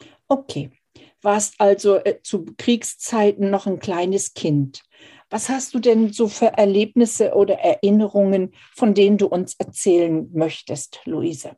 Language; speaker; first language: German; native; German